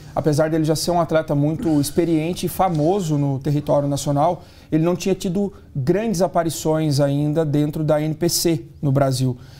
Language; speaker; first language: Portuguese; native; Portuguese